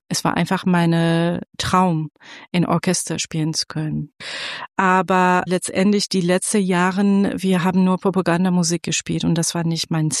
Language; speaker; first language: German; non-native, fluent; Persian